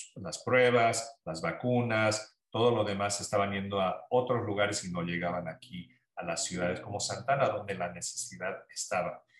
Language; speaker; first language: Spanish; early bilingual, heritage; Spanish